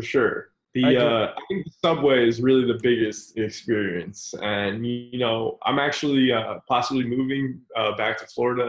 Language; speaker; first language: English; native; English